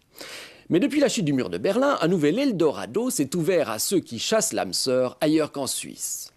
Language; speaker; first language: French; native; French